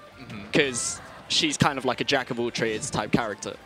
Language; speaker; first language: English; native; English